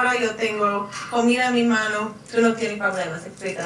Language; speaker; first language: Spanish; non-native, learner; English